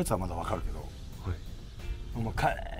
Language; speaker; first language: Japanese; native; Japanese